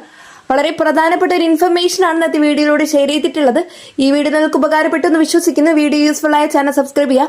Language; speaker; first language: Malayalam; native; Malayalam